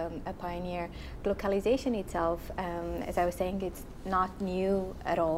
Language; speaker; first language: English; non-native, fluent; Romanian